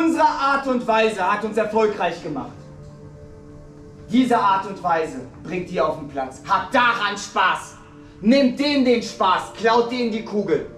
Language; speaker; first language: German; native; German